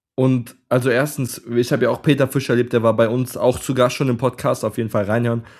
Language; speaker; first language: German; native; German